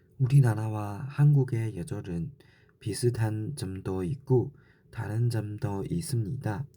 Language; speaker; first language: Korean; non-native, learner; Chinese